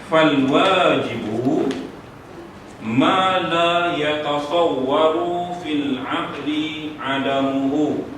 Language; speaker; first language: Arabic; non-native, fluent; Malay